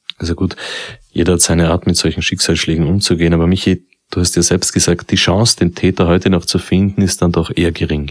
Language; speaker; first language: German; native; German